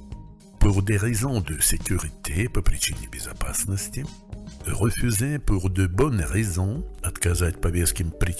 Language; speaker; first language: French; non-native, fluent; Russian